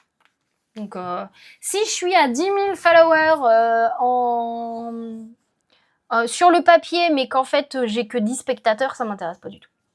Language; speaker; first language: French; native; French